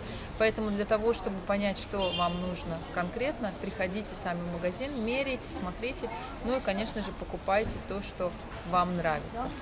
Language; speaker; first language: Russian; native; Russian